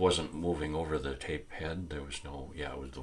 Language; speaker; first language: English; native; English